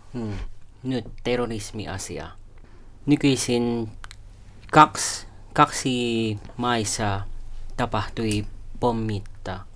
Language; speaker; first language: Finnish; non-native, learner; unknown